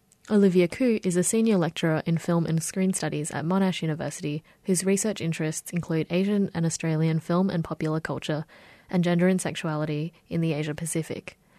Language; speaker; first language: English; early bilingual, other home language; Chinese